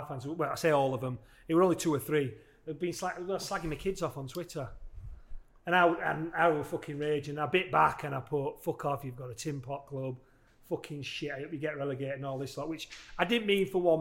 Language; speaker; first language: English; native; English